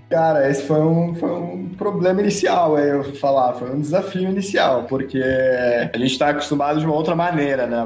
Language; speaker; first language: Portuguese; native; Portuguese